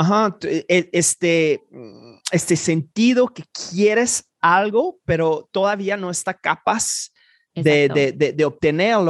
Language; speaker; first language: Spanish; non-native, fluent; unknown